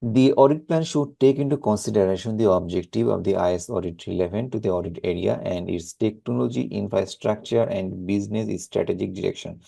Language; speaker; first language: English; non-native, local second language; Bangla